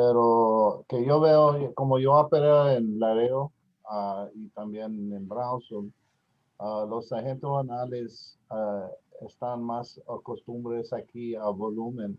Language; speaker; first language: Spanish; non-native, learner; English